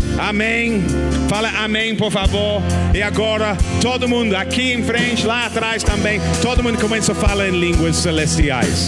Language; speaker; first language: Portuguese; non-native, learner; English